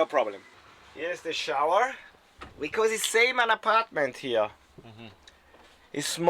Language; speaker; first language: English; non-native, learner; German